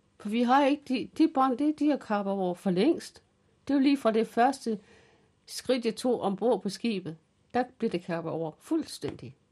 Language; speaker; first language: Danish; early bilingual, other home language; Kalaallisut